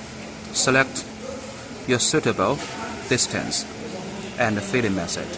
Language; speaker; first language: English; non-native, learner; Chinese